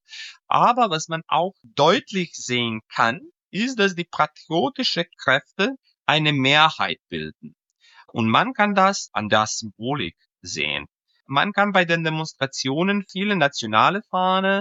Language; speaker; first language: German; non-native, fluent; Serbian